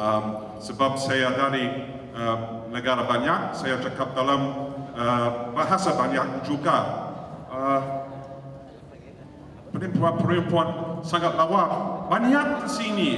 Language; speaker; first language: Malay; non-native, learner; English